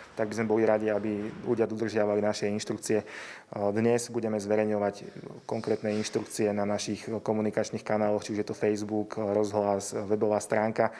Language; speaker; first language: Slovak; native; Slovak